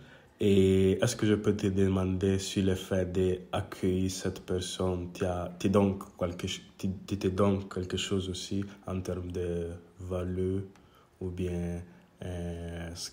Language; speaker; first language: French; non-native, learner; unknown